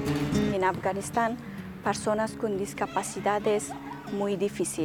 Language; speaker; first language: Spanish; non-native, learner; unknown